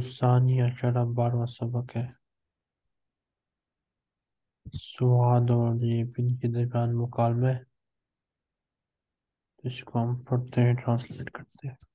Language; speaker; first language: Urdu; native; Urdu